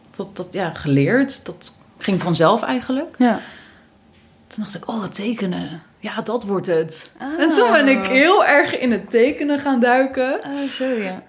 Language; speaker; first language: Dutch; native; Dutch